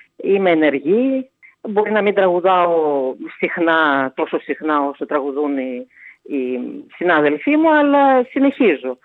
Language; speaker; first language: Greek; early bilingual, heritage; Greek